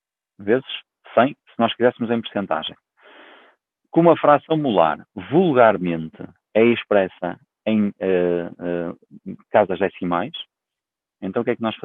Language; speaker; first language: Portuguese; native; Portuguese